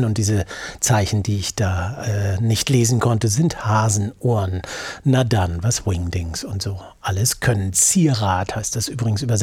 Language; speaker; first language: German; native; German